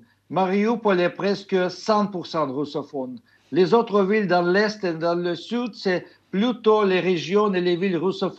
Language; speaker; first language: French; non-native, fluent; Russian